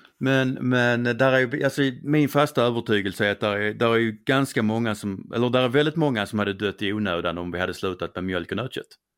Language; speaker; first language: Swedish; native; Swedish